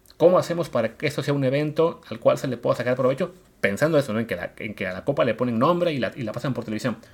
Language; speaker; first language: Spanish; native; Spanish